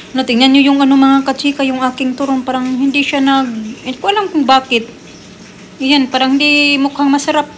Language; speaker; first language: Filipino; native; Filipino